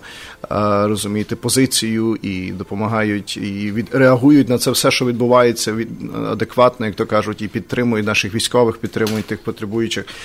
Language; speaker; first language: Ukrainian; native; Ukrainian